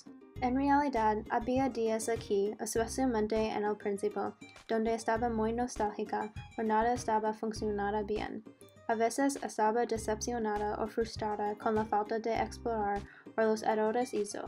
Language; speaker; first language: Spanish; non-native, learner; English